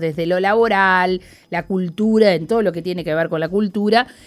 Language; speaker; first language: Spanish; native; Spanish